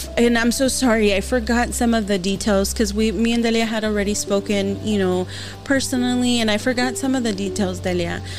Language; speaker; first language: English; early bilingual, other home language; Spanish